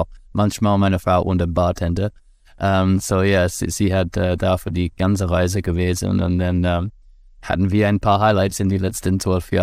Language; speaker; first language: German; non-native, learner; English